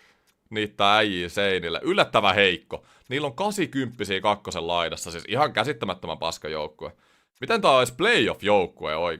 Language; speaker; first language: Finnish; native; Finnish